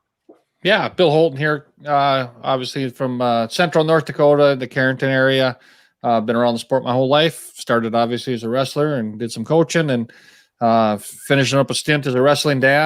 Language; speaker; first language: English; native; English